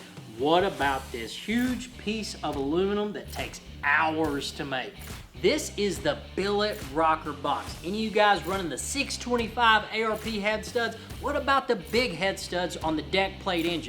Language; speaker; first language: English; native; English